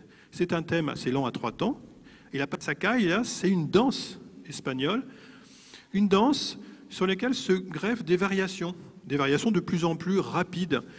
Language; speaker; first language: French; native; French